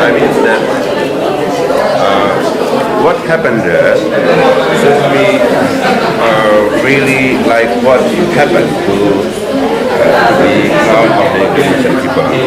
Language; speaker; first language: English; non-native, fluent; Indonesian